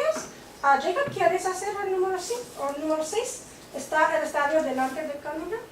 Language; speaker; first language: Spanish; non-native, fluent; English